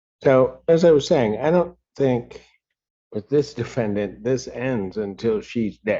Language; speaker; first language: English; native; English